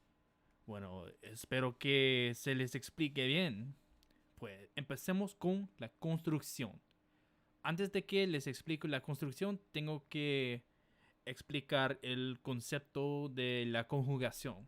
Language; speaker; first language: Spanish; non-native, fluent; English